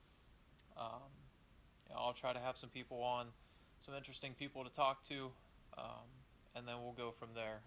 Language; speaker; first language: English; native; English